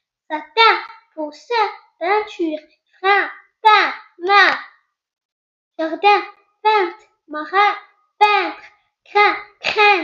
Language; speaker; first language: French; non-native, local second language; Arabic